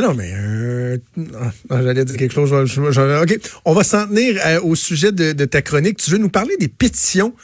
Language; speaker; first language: French; native; French